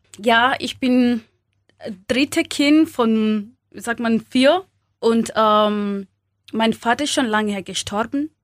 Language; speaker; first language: German; non-native, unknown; Swahili